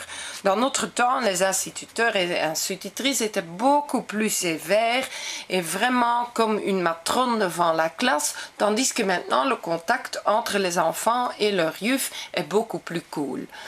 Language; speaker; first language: French; non-native, local second language; Dutch